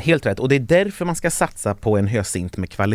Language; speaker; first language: Swedish; native; Swedish